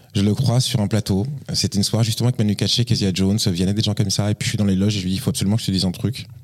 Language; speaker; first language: French; native; French